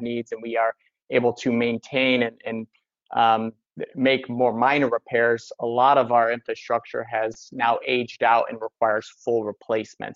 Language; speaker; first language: English; native; English